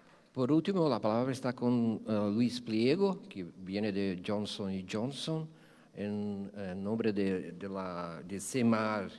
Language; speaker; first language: Spanish; non-native, fluent; Portuguese